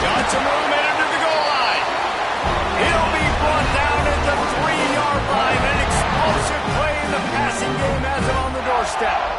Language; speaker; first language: English; native; English